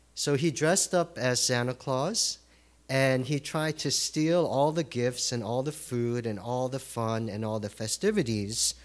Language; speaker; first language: English; early bilingual, other home language; Korean